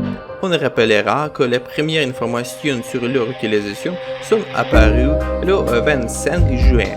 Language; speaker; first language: French; non-native, fluent; Ukrainian